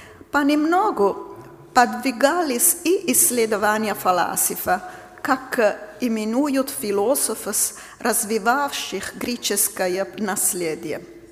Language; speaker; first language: Russian; non-native, fluent; Italian